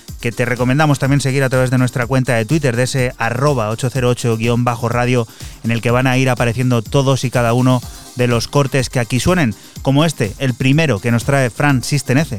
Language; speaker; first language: Spanish; native; Spanish